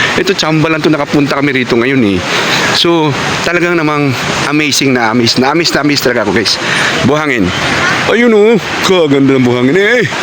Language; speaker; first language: Filipino; non-native, local second language; Cebuano